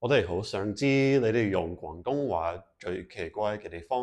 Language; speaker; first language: Cantonese; non-native, fluent; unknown